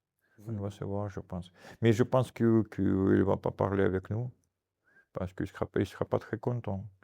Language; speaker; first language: French; non-native, fluent; Russian